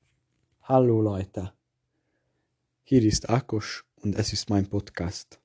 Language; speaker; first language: German; non-native, learner; Hungarian